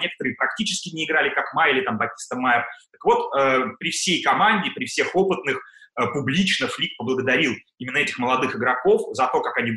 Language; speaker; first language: Russian; native; Russian